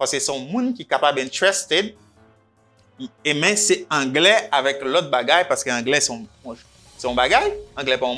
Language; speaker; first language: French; non-native, local second language; Haitian Creole